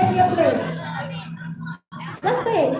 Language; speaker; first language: English; non-native, learner; Indonesian